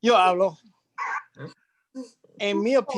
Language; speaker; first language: Spanish; non-native, learner; English